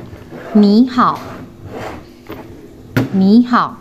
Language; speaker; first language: Chinese; non-native, fluent; Indonesian